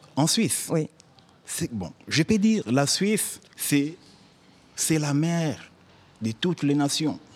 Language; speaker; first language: French; non-native, local second language; Lingala